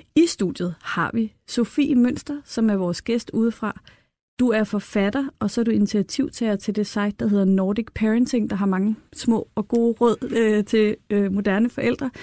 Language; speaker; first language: Danish; native; Danish